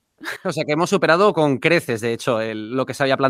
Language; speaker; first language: Spanish; native; Spanish